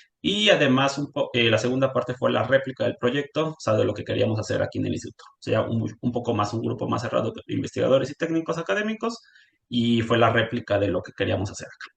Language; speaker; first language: Spanish; native; Spanish